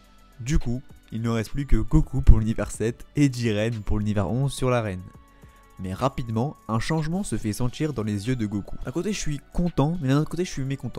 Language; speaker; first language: French; native; French